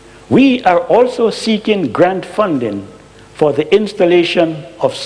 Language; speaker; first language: English; native; English